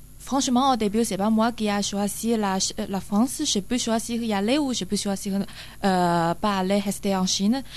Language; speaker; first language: French; non-native, learner; Chinese